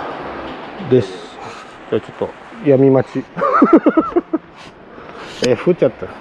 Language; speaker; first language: Japanese; non-native, fluent; Indonesian